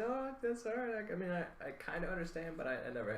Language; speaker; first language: English; native; English